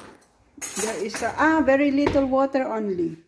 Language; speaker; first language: English; non-native, local second language; Filipino